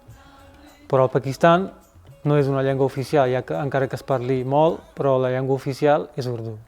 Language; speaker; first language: Catalan; early bilingual, other home language; Punjabi